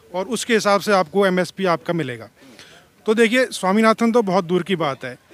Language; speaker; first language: Hindi; native; Hindi